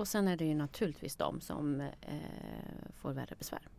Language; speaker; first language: Swedish; native; Swedish